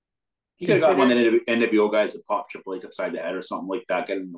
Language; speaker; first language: English; native; English